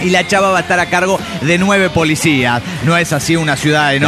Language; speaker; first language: Spanish; native; Spanish